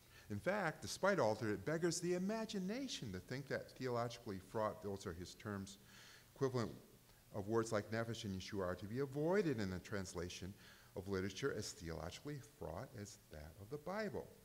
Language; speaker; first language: English; native; English